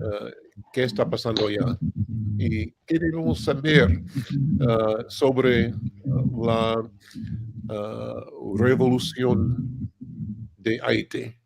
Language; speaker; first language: Spanish; non-native, learner; English